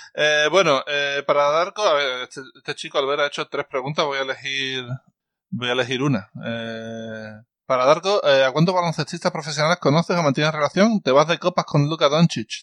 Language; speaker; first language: Spanish; native; Spanish